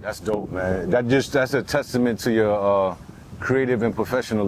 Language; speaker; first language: English; native; English